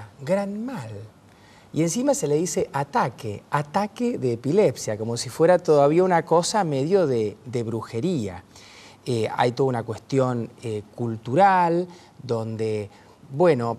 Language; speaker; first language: Spanish; native; Spanish